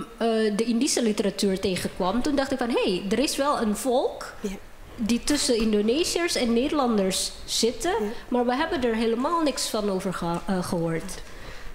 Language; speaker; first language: Dutch; non-native, fluent; Indonesian